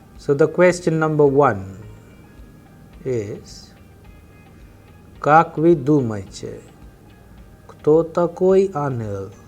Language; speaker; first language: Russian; non-native, fluent; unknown